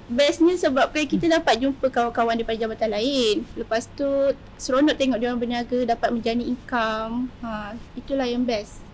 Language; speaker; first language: Malay; native; Malay